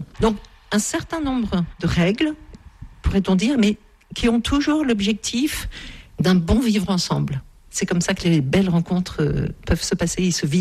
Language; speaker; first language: French; native; French